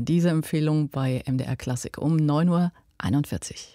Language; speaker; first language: German; native; German